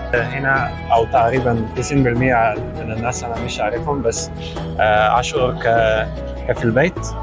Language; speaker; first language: Arabic; non-native, fluent; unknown